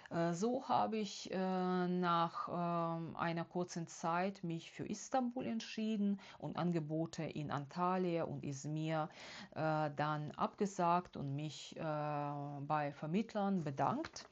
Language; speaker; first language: German; non-native, fluent; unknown